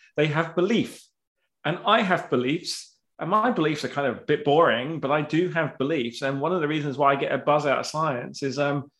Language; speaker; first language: English; native; English